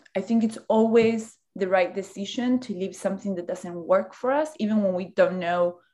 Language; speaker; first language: English; early bilingual, other home language; Spanish